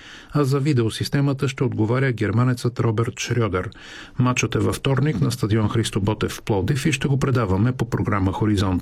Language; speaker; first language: Bulgarian; native; Bulgarian